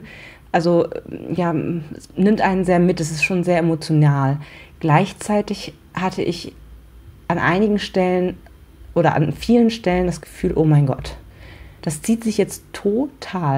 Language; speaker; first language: German; native; German